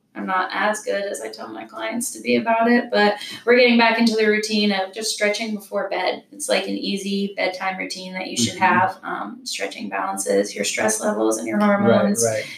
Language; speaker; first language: English; native; English